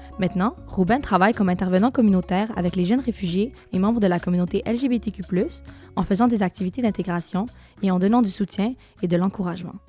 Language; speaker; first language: French; native; French